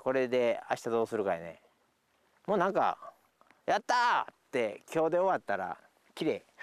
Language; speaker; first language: Japanese; native; Japanese